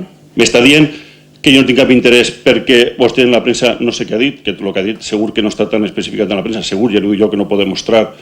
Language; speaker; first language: Catalan; native; Catalan